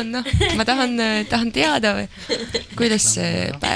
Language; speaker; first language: Estonian; non-native, learner; French